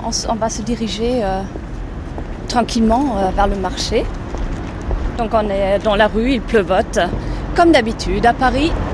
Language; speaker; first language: French; non-native, fluent; German